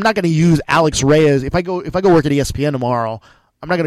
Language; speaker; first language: English; native; English